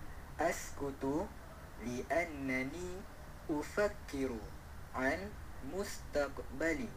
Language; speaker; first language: Arabic; non-native, learner; Malay